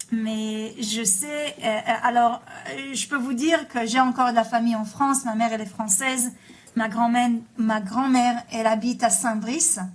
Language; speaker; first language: French; early bilingual, heritage; Hebrew